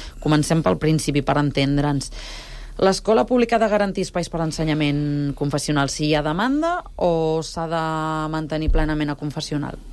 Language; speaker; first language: Catalan; native; Catalan